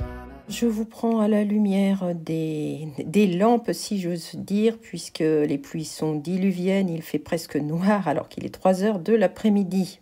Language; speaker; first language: French; native; French